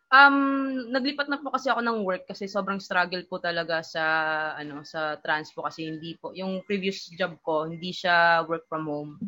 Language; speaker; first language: Filipino; non-native, local second language; Hiligaynon